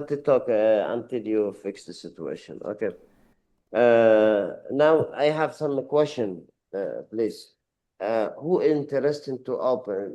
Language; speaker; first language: English; non-native, learner; Arabic